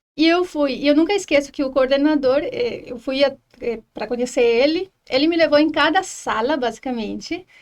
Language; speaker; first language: Portuguese; non-native, fluent; Spanish